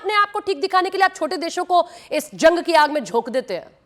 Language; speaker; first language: Hindi; native; Hindi